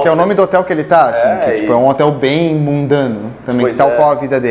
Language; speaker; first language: Portuguese; native; Portuguese